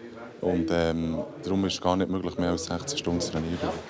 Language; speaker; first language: German; native; German